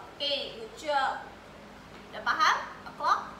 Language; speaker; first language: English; non-native, learner; Indonesian